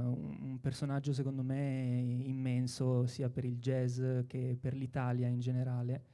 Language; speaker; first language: Italian; native; Italian